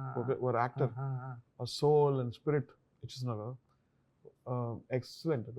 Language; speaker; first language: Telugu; non-native, learner; Tamil